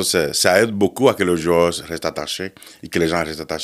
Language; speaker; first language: French; non-native, fluent; Spanish